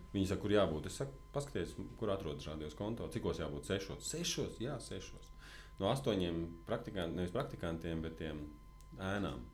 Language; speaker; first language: Latvian; native; Latvian